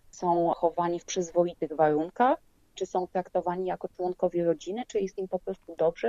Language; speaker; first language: Polish; native; Polish